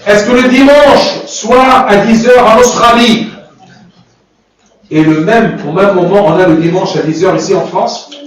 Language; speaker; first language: French; non-native, fluent; Arabic